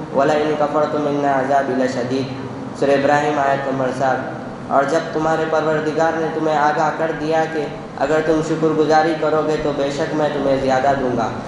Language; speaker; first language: Urdu; native; Urdu